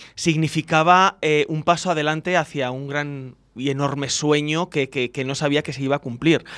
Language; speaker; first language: Spanish; native; Spanish